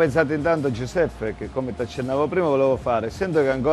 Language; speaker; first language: Italian; native; Italian